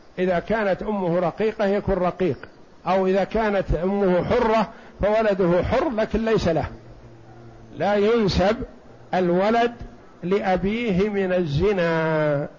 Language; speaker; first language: Arabic; native; Arabic